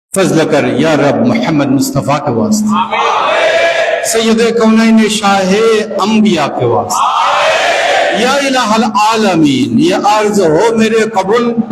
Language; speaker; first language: Bangla; native; Bangla